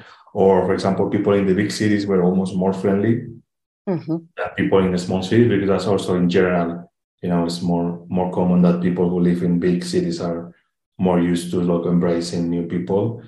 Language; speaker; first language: English; non-native, fluent; Spanish